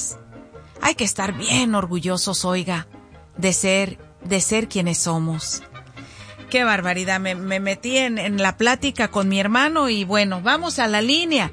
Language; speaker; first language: Spanish; native; Spanish